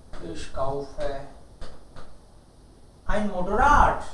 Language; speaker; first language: German; non-native, fluent; Hindi